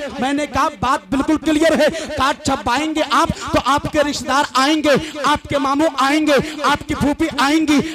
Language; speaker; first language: Hindi; native; Hindi